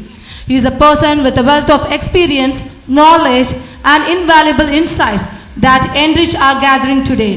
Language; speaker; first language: English; non-native, local second language; Tamil